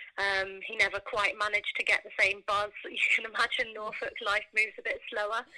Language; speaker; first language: English; native; English